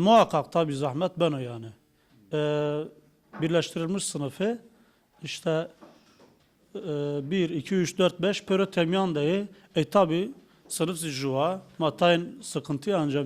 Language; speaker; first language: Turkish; non-native, local second language; Zaza